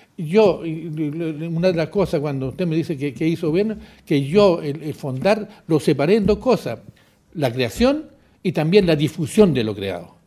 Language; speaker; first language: Spanish; native; Spanish